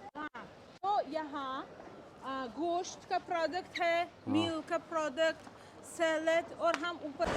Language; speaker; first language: Hindi; non-native, fluent; Uzbek